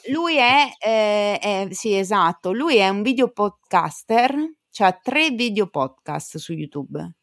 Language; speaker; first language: Italian; native; Italian